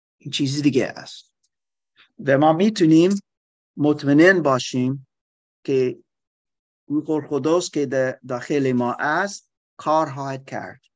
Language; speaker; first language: Persian; non-native, learner; German